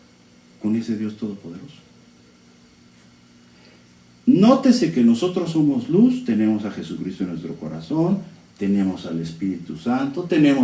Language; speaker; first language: Spanish; native; Spanish